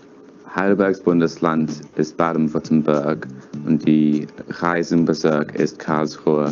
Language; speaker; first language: German; non-native, learner; English